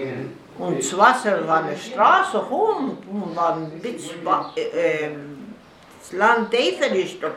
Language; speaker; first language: German; early bilingual, heritage; German